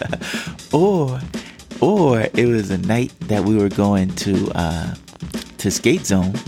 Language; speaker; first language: English; native; English